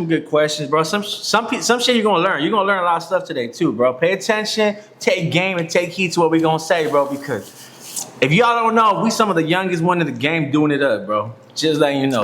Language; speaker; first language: English; native; English